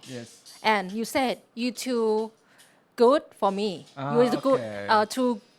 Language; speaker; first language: English; non-native, learner; Thai